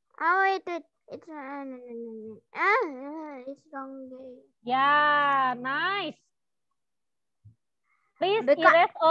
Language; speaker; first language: English; non-native, learner; Indonesian